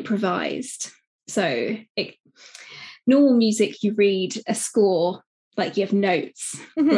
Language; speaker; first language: English; native; English